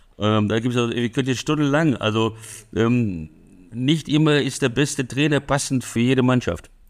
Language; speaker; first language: German; early bilingual, other home language; Hungarian